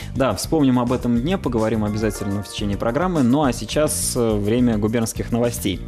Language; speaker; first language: Russian; native; Russian